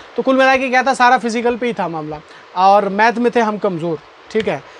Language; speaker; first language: Hindi; native; Hindi